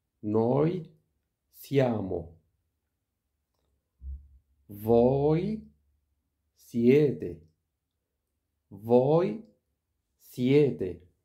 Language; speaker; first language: Italian; non-native, learner; Arabic